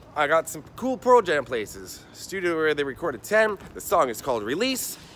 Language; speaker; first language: English; native; English